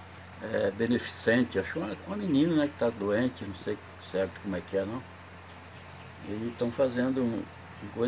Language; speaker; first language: Portuguese; native; Portuguese